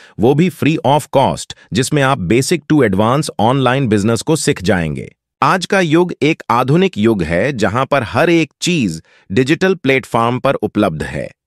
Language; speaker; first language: Hindi; native; Hindi